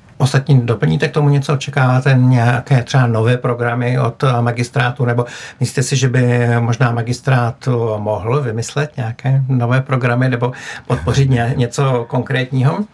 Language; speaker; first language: Czech; native; Czech